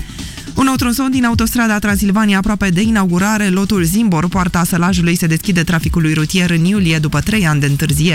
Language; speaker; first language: Romanian; native; Romanian